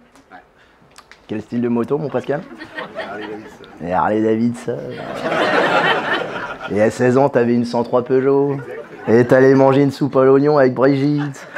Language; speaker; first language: French; native; French